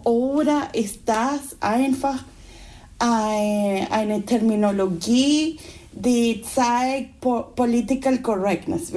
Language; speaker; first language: German; non-native, fluent; Spanish